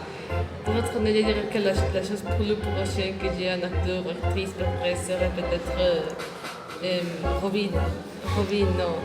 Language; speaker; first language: French; non-native, learner; Spanish